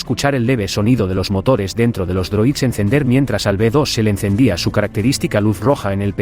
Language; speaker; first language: Spanish; native; Spanish